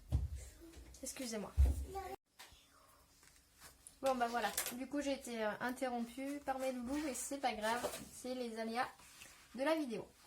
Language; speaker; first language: French; native; French